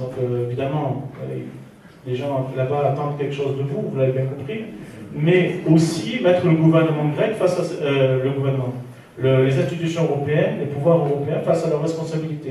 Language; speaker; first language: French; native; French